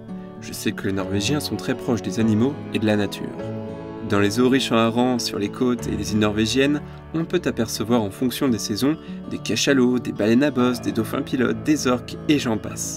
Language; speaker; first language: French; native; French